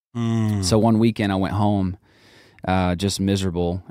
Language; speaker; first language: English; native; English